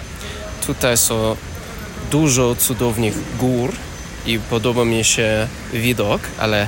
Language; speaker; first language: Polish; non-native, learner; English